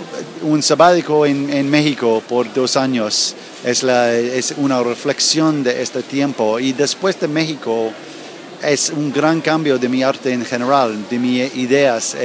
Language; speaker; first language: Spanish; non-native, learner; English